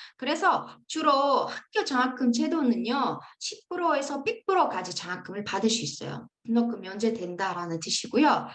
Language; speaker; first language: Korean; non-native, fluent; Uzbek